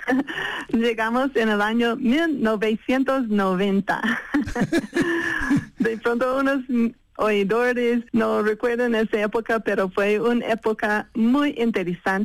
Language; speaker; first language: Spanish; non-native, fluent; English